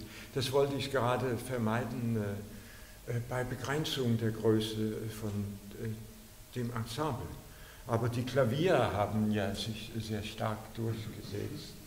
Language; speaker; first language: German; non-native, fluent; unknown